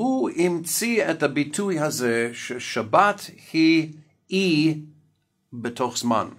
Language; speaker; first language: Hebrew; non-native, fluent; English